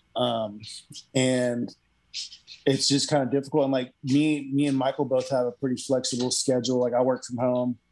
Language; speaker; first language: English; native; English